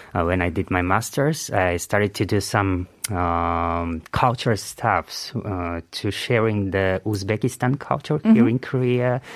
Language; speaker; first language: English; non-native, learner; Uzbek